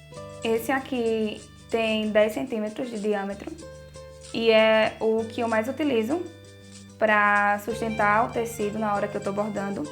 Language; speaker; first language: Portuguese; native; Portuguese